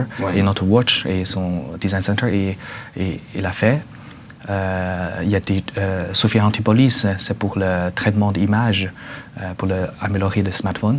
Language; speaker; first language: French; non-native, learner; Chinese